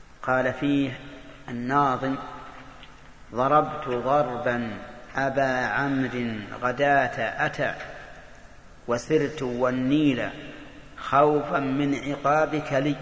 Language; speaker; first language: Arabic; native; Arabic